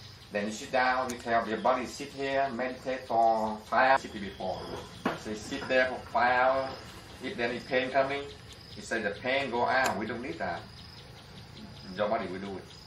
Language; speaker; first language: English; non-native, fluent; Vietnamese